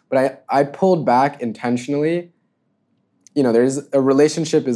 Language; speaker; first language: English; native; English